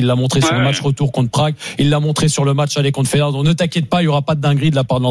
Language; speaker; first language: French; native; French